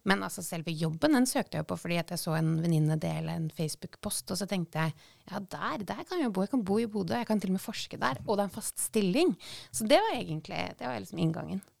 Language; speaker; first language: Norwegian; native; Norwegian